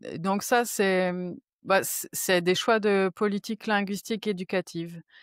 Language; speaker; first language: French; native; French